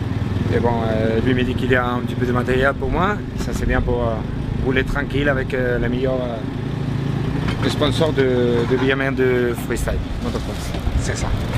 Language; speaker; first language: French; non-native, learner; Spanish